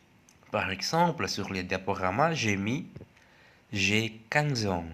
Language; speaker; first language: French; non-native, fluent; Indonesian